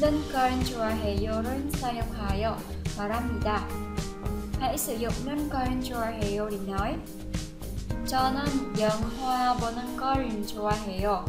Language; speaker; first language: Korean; non-native, fluent; Vietnamese